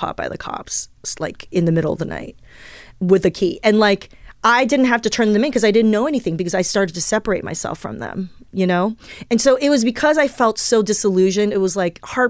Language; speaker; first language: English; early bilingual, other home language; Chinese